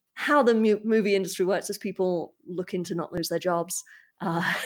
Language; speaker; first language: English; native; English